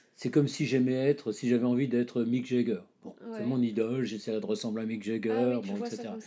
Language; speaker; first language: French; native; French